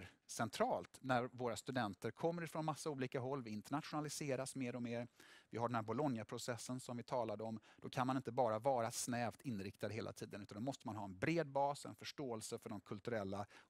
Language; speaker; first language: Swedish; native; Swedish